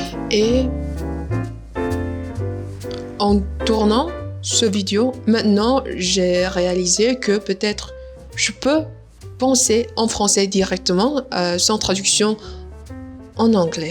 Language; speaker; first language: French; non-native, learner; Vietnamese